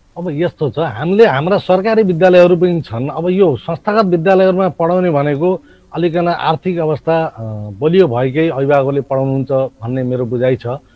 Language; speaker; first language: Nepali; native; Nepali